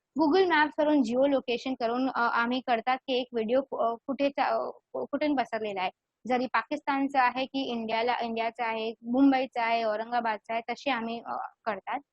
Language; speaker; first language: Marathi; non-native, local second language; Gujarati